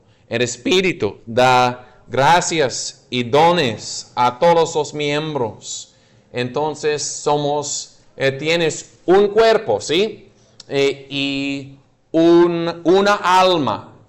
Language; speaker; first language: Spanish; non-native, fluent; English